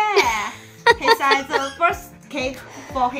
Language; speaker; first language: English; non-native, learner; Chinese